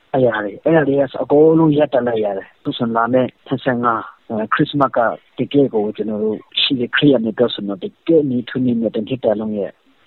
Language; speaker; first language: Burmese; non-native, local second language; Hakha Chin